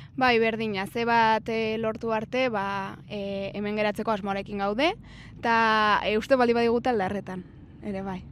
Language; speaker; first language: Basque; non-native, local second language; Spanish